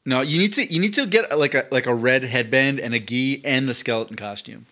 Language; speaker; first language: English; native; English